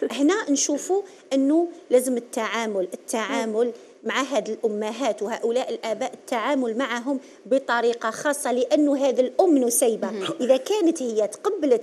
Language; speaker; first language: Arabic; native; Arabic